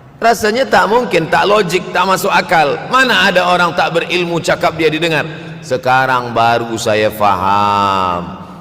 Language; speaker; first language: Malay; native; Malay